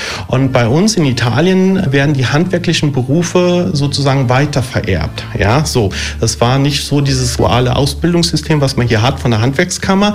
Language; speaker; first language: German; early bilingual, other home language; Italian